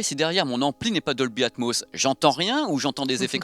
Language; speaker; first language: French; native; French